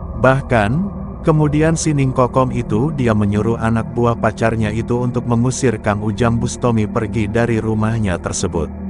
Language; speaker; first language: Indonesian; native; Indonesian